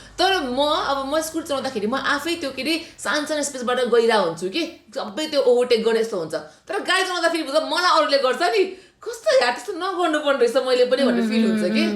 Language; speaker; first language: Nepali; native; Nepali